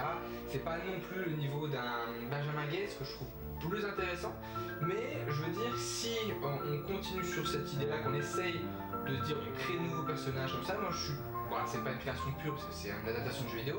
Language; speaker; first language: French; native; French